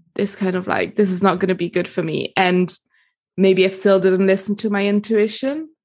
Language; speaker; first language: English; non-native, fluent; Italian